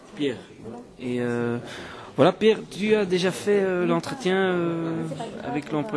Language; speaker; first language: French; non-native, fluent; Dutch